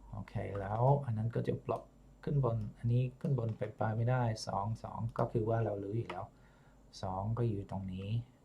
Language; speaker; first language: Thai; non-native, fluent; English